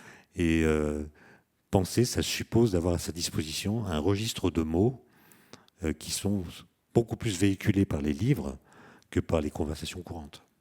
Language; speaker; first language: French; native; French